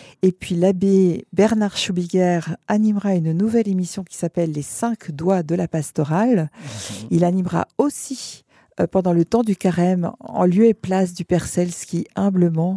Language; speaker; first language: French; native; French